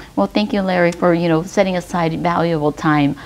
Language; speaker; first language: English; early bilingual, other home language; Vietnamese